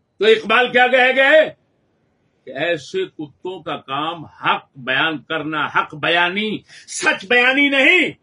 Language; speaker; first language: Urdu; non-native, local second language; Punjabi